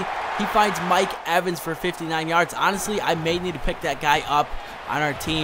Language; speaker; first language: English; native; English